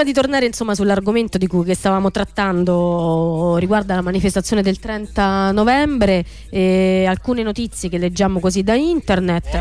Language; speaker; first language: Italian; native; Italian